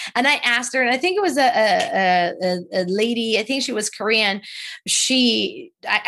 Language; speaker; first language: English; non-native, fluent; Spanish